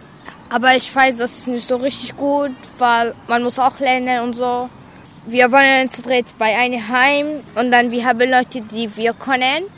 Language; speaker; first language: German; non-native, learner; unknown